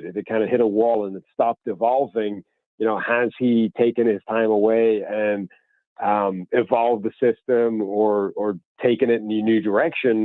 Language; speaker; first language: English; native; English